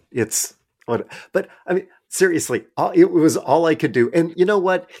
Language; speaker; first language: English; native; English